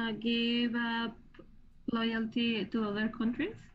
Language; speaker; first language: English; non-native, learner; Spanish